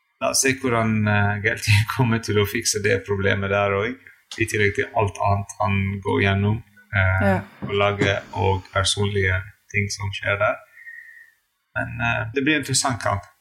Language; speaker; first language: Norwegian; non-native, fluent; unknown